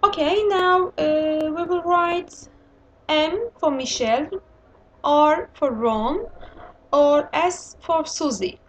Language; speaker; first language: English; non-native, fluent; Turkish